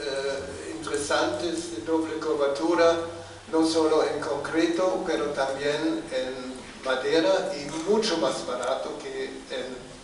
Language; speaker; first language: Spanish; non-native, fluent; German